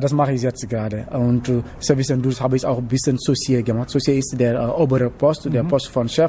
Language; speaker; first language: German; non-native, learner; Wolof